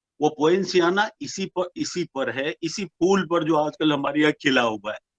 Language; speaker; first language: Hindi; non-native, local second language; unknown